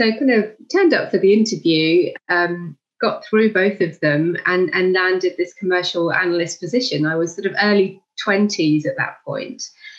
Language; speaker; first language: English; native; English